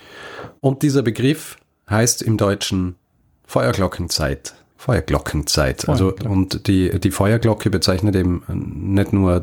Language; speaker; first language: German; native; German